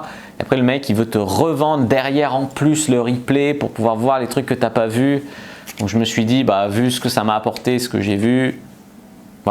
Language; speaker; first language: French; native; French